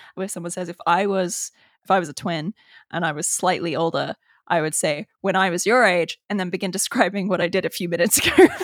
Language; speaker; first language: English; native; English